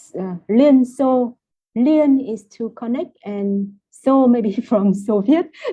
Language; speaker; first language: English; non-native, fluent; Vietnamese